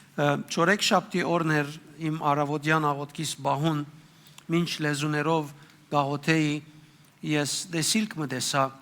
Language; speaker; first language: Armenian; native; Armenian